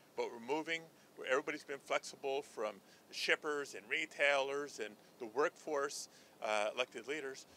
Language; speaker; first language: English; early bilingual, other home language; Spanish